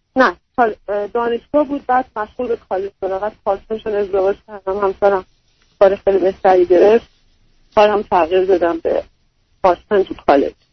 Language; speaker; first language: Persian; native; Persian